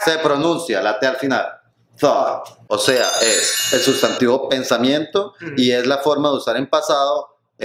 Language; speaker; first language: Spanish; native; Spanish